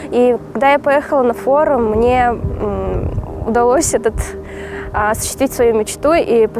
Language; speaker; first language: Russian; non-native, local second language; Uzbek